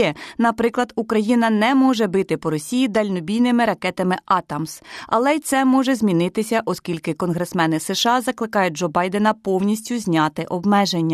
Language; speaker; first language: Ukrainian; native; Ukrainian